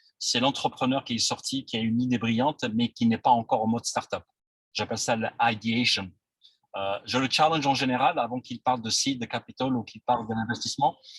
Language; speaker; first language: French; non-native, local second language; Arabic